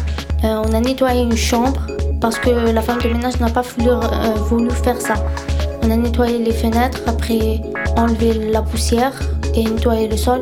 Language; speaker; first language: French; non-native, fluent; Arabic